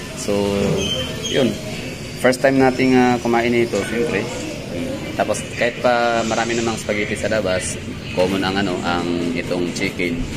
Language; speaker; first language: Filipino; non-native, local second language; Cebuano